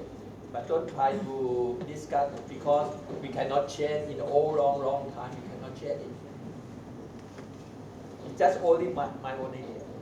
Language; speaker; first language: English; non-native, learner; Thai